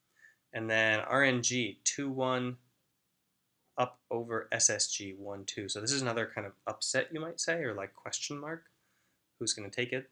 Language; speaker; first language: English; native; English